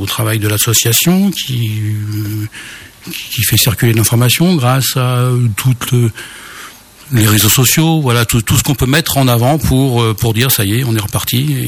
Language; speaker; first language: French; native; French